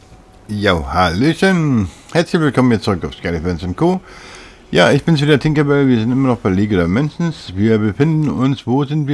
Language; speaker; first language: German; native; German